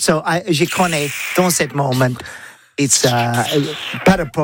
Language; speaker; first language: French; non-native, learner; English